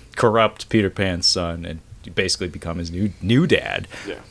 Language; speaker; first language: English; native; English